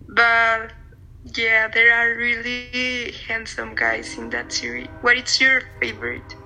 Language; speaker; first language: English; non-native, learner; Spanish